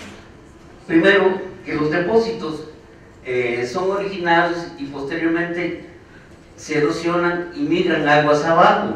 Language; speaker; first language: Spanish; native; Spanish